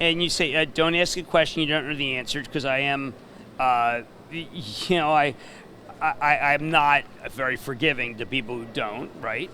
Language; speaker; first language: English; native; English